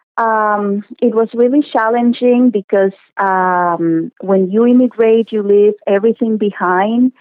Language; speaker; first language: English; non-native, fluent; Spanish